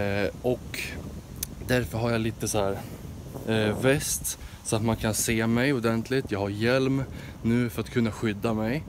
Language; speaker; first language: Swedish; native; Swedish